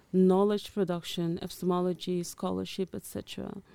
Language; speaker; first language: English; early bilingual, other home language; Portuguese